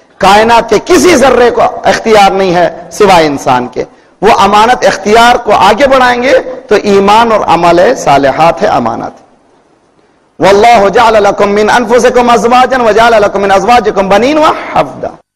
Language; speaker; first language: Urdu; native; Urdu